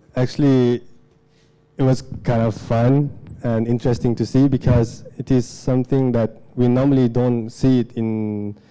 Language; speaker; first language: English; non-native, fluent; Lao